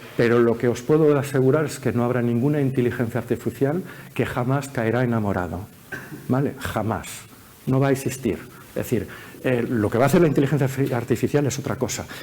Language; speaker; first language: Spanish; early bilingual, heritage; Spanish